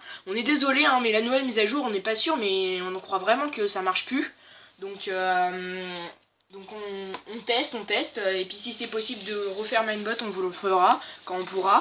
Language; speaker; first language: French; native; French